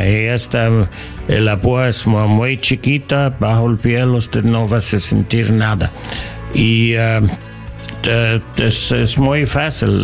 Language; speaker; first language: Spanish; non-native, learner; English